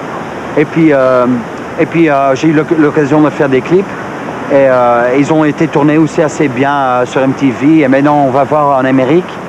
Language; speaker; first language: French; non-native, local second language; Dutch